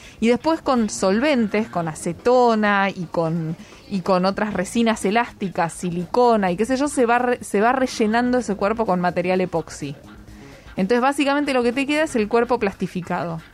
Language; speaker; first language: Spanish; native; Spanish